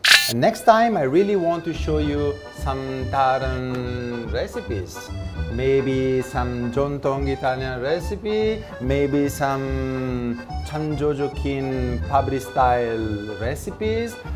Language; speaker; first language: English; non-native, fluent; Italian